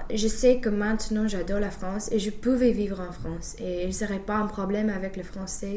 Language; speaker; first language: French; non-native, fluent; English